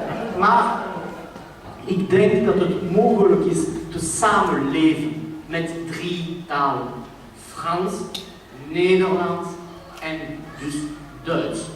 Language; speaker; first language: Dutch; non-native, local second language; French